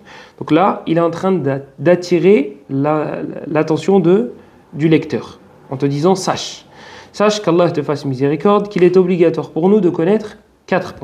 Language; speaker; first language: French; native; French